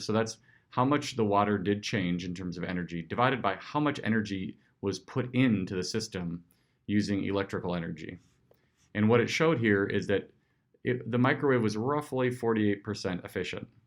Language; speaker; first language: English; native; English